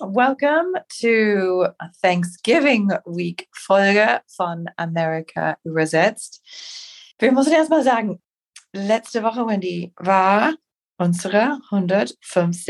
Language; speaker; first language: German; non-native, fluent; English